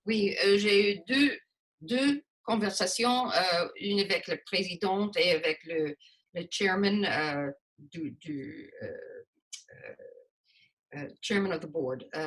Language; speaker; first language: French; non-native, local second language; English